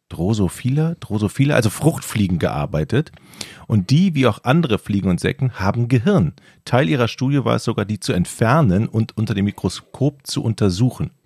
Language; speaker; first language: German; native; German